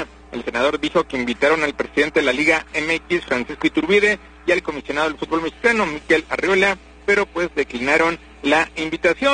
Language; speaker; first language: Spanish; native; Spanish